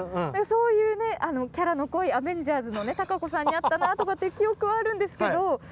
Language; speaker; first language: Japanese; native; Japanese